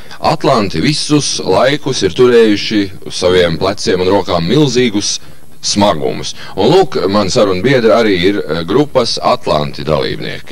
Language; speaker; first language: Latvian; native; Latvian